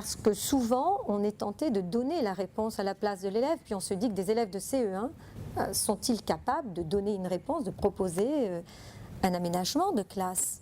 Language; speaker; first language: French; native; French